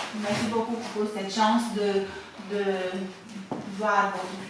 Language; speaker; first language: French; non-native, fluent; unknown